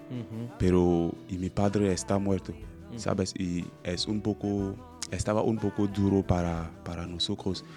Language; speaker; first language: Spanish; non-native, learner; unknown